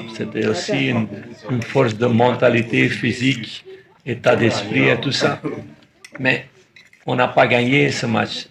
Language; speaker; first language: French; non-native, fluent; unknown